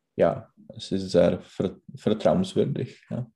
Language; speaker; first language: German; non-native, learner; Czech